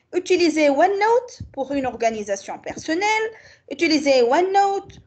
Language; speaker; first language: French; non-native, local second language; Arabic